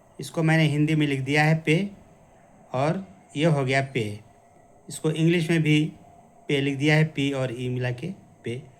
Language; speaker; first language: Hindi; native; Hindi